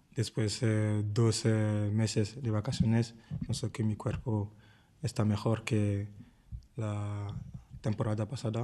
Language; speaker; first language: Spanish; non-native, learner; French